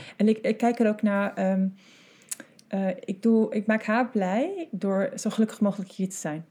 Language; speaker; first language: Dutch; non-native, fluent; English